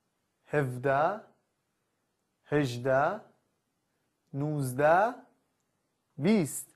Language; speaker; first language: Persian; non-native, learner; Arabic